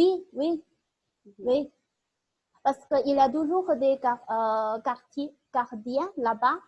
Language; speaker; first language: French; non-native, learner; Chinese